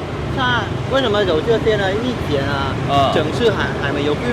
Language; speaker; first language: Chinese; non-native, fluent; Vietnamese